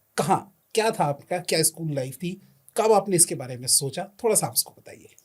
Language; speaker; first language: Hindi; native; Hindi